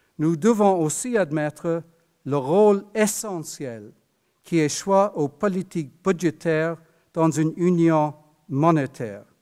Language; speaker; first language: French; non-native, fluent; English